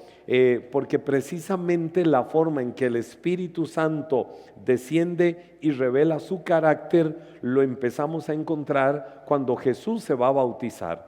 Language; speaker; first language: Spanish; native; Spanish